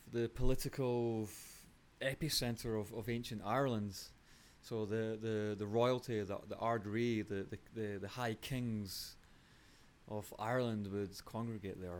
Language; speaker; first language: English; native; English